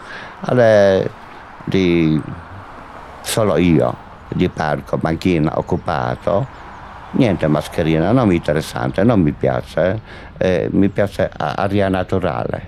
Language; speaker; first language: Italian; non-native, learner; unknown